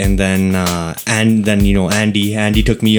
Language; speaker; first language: English; native; English